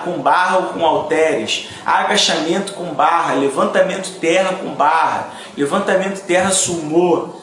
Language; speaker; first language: Portuguese; native; Portuguese